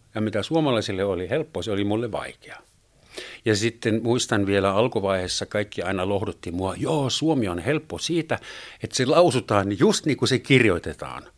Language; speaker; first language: Finnish; non-native, fluent; German